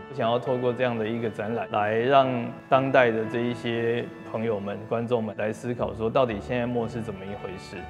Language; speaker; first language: Chinese; native; Chinese